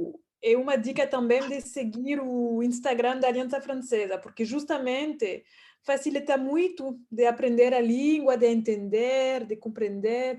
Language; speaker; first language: Portuguese; non-native, fluent; French